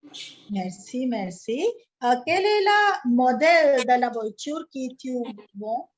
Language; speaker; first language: French; non-native, learner; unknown